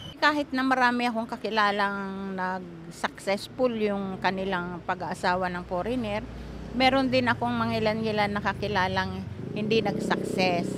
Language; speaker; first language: Filipino; native; Filipino